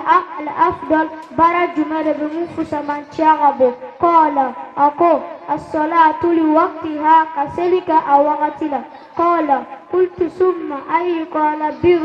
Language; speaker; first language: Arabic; non-native, learner; Bambara